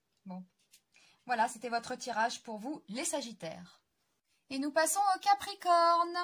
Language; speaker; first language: French; native; French